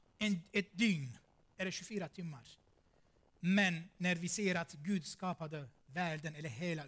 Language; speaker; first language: Swedish; non-native, fluent; Armenian